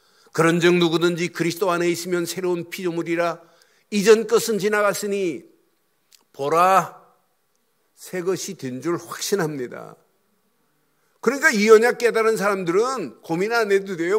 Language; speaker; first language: Korean; native; Korean